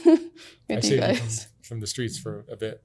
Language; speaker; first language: English; native; English